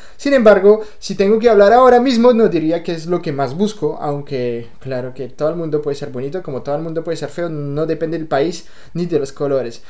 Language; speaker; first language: Spanish; non-native, fluent; French